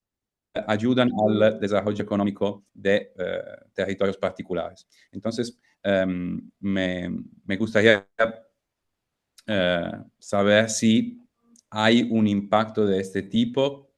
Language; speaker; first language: Spanish; non-native, fluent; Italian